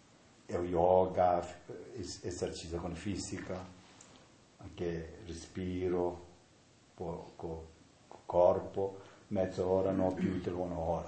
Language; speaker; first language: Italian; non-native, learner; Tibetan